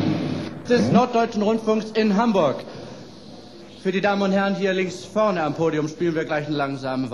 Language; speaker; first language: German; native; German